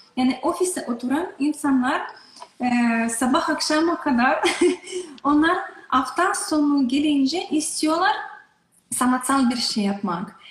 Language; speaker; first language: Turkish; non-native, learner; Russian